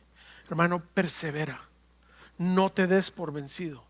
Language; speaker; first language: Spanish; native; Spanish